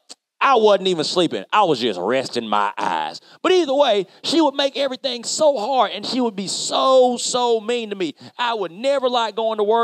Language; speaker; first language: English; native; English